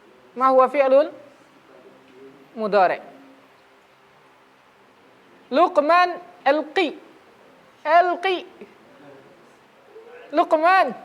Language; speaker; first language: Arabic; non-native, fluent; Indonesian